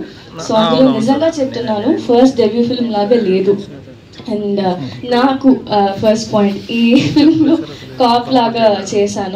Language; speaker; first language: Telugu; non-native, learner; Tamil